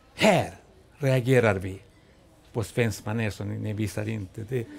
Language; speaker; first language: Swedish; non-native, fluent; Spanish